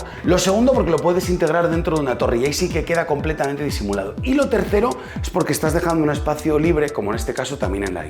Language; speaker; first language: Spanish; native; Spanish